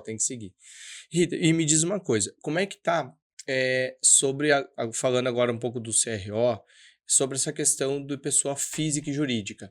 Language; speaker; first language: Portuguese; native; Portuguese